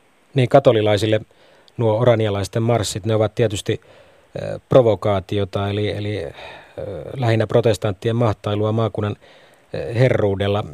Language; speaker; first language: Finnish; native; Finnish